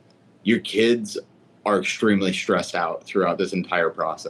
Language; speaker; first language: English; native; English